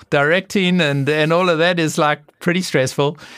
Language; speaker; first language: English; native; English